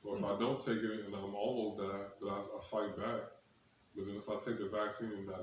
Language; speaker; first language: English; native; English